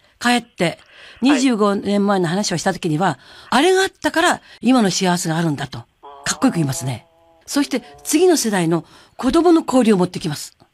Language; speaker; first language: Japanese; native; Japanese